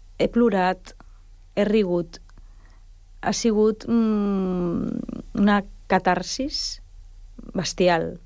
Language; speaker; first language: Catalan; non-native, local second language; Spanish